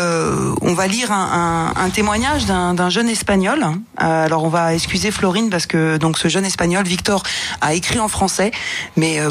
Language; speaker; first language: French; native; French